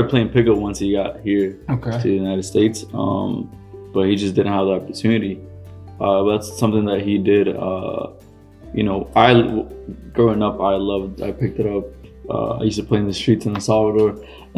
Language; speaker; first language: English; early bilingual, other home language; Spanish